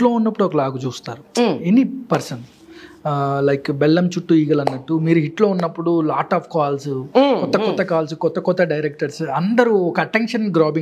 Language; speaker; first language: Telugu; native; Telugu